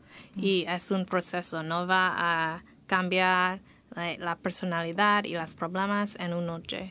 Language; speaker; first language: Spanish; non-native, learner; English